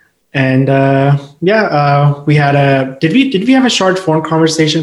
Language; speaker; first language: English; non-native, local second language; Urdu